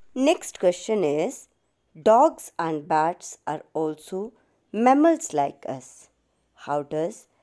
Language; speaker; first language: Hindi; native; Hindi